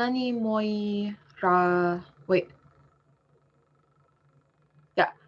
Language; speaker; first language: Japanese; non-native, learner; English